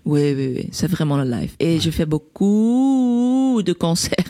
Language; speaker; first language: French; non-native, local second language; Dutch